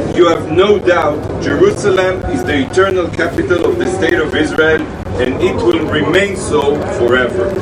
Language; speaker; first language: English; non-native, fluent; Hebrew